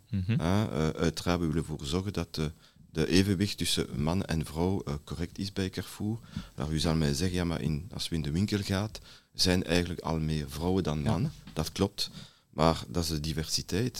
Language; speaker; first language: Dutch; non-native, local second language; French